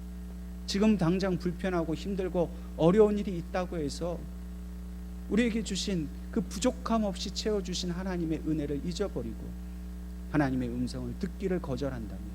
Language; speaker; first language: Korean; native; Korean